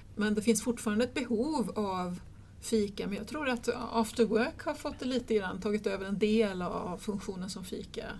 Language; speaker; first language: Swedish; native; Swedish